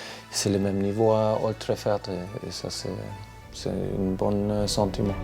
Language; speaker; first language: French; non-native, fluent; German